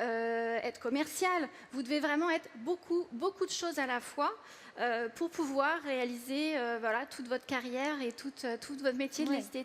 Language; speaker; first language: French; native; French